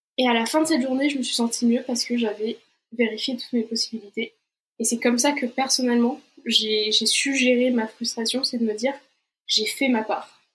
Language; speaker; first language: French; non-native, fluent; Portuguese